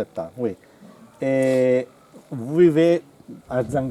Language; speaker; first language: French; non-native, learner; Italian